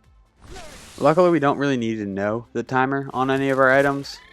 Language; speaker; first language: English; native; English